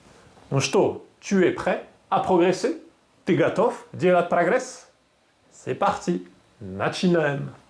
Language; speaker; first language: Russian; non-native, fluent; French